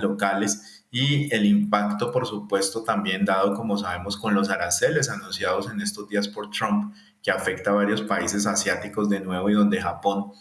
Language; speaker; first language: Spanish; native; Spanish